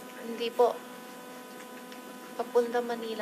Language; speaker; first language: Filipino; non-native, learner; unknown